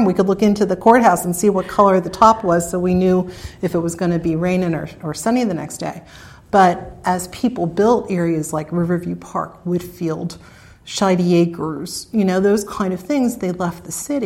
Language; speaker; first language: English; native; English